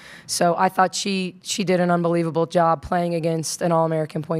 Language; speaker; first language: English; native; English